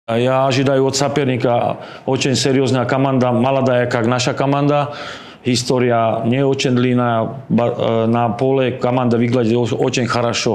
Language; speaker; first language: Russian; non-native, learner; Slovak